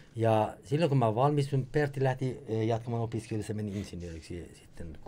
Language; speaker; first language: Finnish; non-native, fluent; Persian